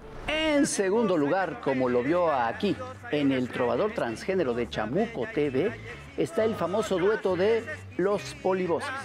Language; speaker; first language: Spanish; native; Spanish